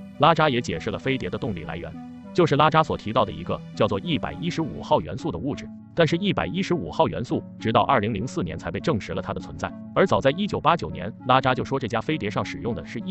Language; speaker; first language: Chinese; native; Chinese